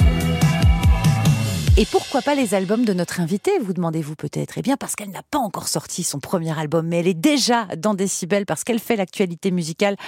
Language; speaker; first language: French; native; French